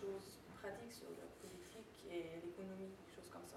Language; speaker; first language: French; non-native, fluent; German